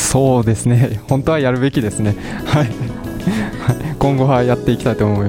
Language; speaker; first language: Japanese; native; Japanese